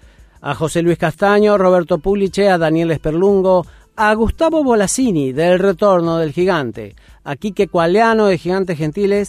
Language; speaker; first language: Spanish; native; Spanish